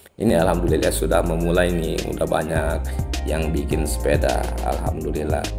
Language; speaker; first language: Indonesian; non-native, local second language; Sundanese